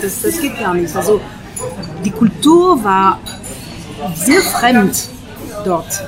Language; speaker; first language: German; non-native, fluent; French